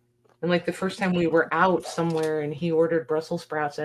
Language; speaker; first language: English; native; English